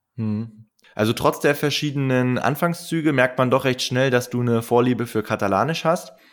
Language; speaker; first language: German; native; German